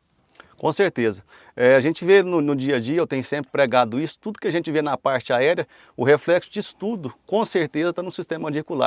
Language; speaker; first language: Portuguese; native; Portuguese